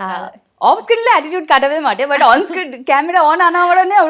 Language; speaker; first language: Tamil; non-native, local second language; Bangla